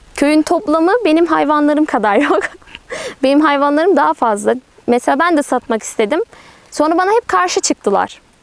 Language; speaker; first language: Turkish; native; Turkish